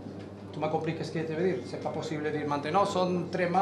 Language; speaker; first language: French; non-native, learner; Catalan